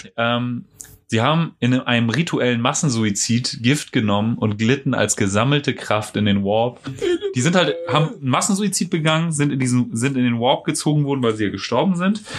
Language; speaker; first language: German; native; German